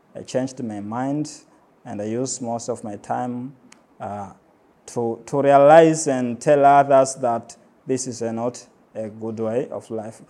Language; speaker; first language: English; non-native, local second language; Swahili